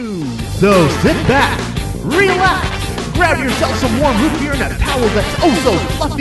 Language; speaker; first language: English; native; English